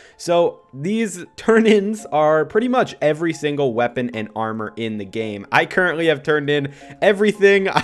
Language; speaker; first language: English; native; English